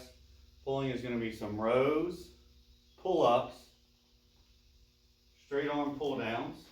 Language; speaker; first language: English; native; English